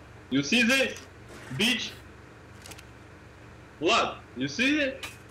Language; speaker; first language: English; non-native, learner; Russian